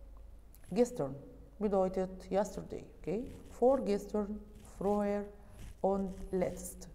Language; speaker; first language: German; non-native, fluent; Arabic